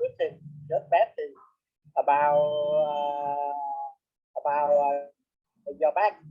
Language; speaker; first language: English; non-native, learner; Vietnamese